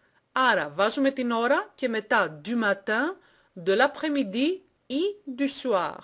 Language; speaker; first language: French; non-native, fluent; Greek